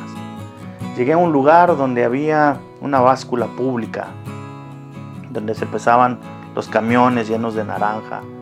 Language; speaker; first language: Spanish; native; Spanish